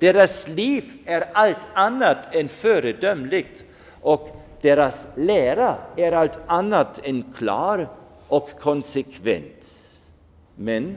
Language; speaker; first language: Swedish; non-native, fluent; German